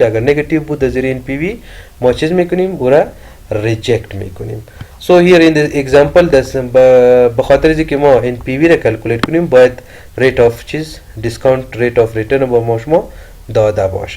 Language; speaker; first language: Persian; native; Persian